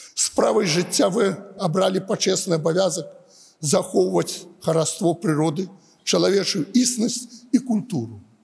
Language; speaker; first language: Belarusian; non-native, local second language; Russian